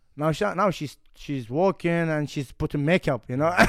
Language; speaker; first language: English; non-native, fluent; Arabic